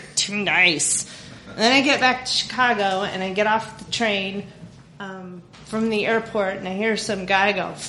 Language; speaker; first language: English; native; English